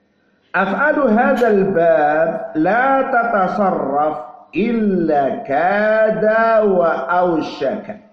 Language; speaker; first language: Arabic; non-native, fluent; Indonesian